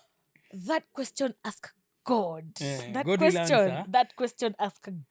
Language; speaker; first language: English; non-native, local second language; Swahili